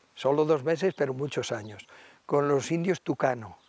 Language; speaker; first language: Spanish; native; Spanish